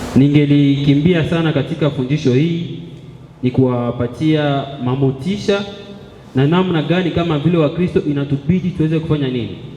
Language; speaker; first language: Swahili; native; Swahili